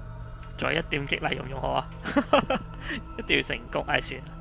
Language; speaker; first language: Chinese; native; Chinese